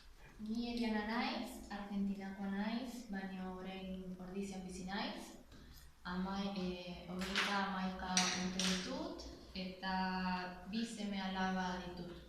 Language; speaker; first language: Basque; non-native, learner; Spanish